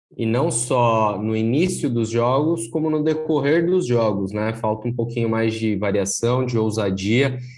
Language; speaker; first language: Portuguese; native; Portuguese